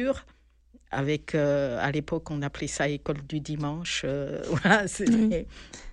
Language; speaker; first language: French; non-native, local second language; Malagasy